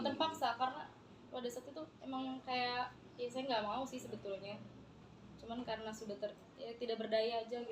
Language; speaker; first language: Indonesian; native; Indonesian